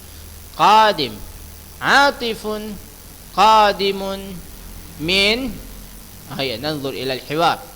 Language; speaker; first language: Arabic; non-native, fluent; Indonesian